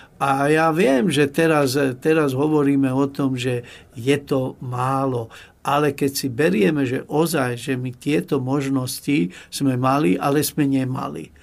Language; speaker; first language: Slovak; non-native, local second language; Hungarian